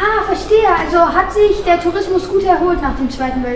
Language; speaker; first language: German; native; German